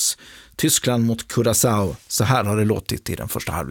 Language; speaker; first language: Swedish; native; Swedish